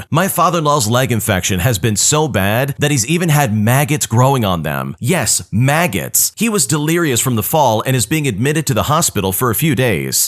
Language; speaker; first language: English; native; English